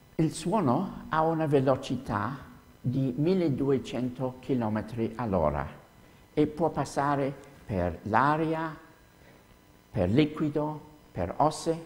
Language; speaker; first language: Italian; non-native, fluent; English